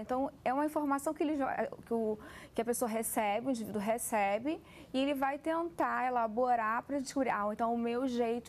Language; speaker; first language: Portuguese; native; Portuguese